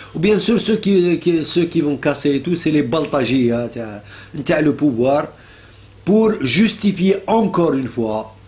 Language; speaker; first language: French; non-native, local second language; Arabic